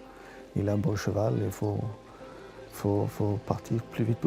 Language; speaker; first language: French; non-native, fluent; Swedish